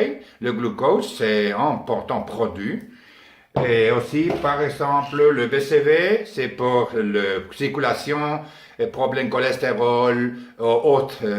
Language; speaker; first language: French; non-native, learner; Spanish